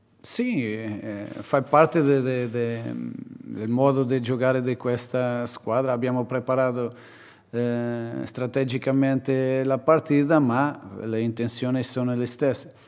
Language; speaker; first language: Italian; non-native, learner; Portuguese